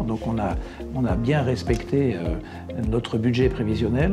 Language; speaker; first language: French; native; French